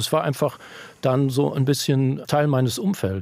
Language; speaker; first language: German; native; German